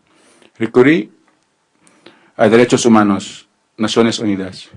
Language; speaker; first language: Spanish; non-native, learner; Filipino